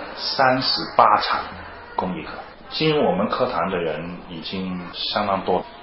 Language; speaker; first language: Chinese; non-native, fluent; Cantonese